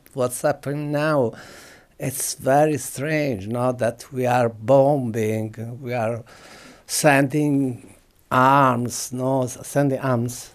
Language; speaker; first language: English; non-native, learner; Italian